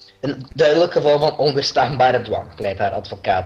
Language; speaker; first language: Dutch; native; Dutch